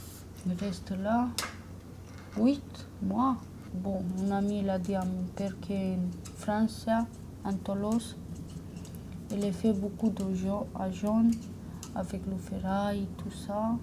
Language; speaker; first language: French; non-native, learner; Romanian